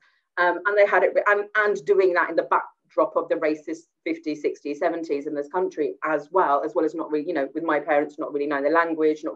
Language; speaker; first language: English; native; English